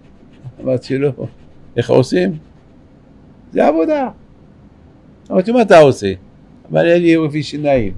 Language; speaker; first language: Hebrew; non-native, fluent; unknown